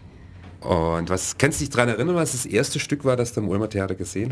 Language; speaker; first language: German; native; German